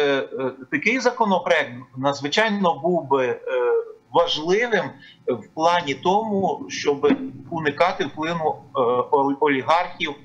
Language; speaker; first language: Ukrainian; native; Ukrainian